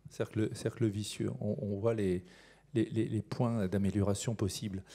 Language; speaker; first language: French; native; French